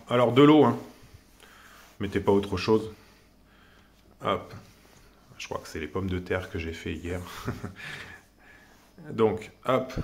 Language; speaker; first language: French; native; French